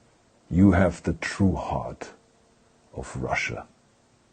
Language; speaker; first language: English; non-native, fluent; German